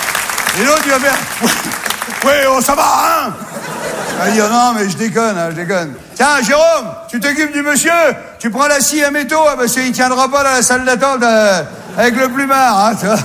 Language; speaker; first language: French; native; French